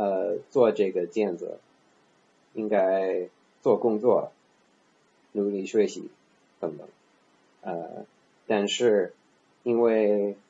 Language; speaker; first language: Chinese; non-native, learner; English